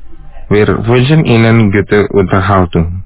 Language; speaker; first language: German; non-native, fluent; Indonesian